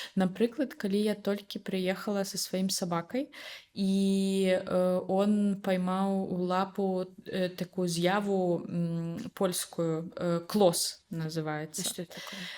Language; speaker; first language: Belarusian; native; Belarusian